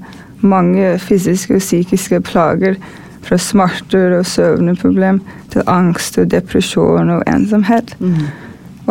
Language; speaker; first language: Norwegian; non-native, fluent; English